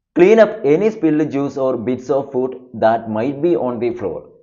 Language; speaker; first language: English; non-native, local second language; Malayalam